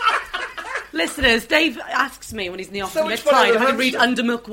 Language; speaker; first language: English; native; English